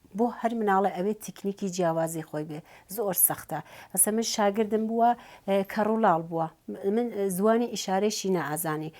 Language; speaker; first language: Central Kurdish; native; Central Kurdish